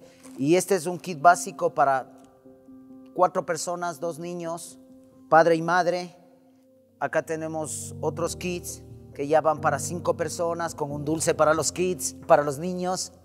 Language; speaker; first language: Spanish; native; Spanish